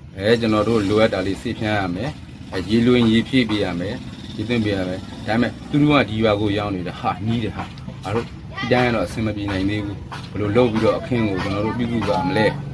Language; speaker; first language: Burmese; native; Burmese